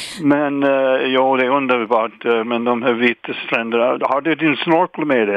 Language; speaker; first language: Swedish; non-native, fluent; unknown